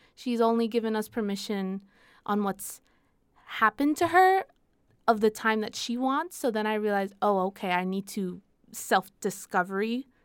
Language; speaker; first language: English; non-native, fluent; Spanish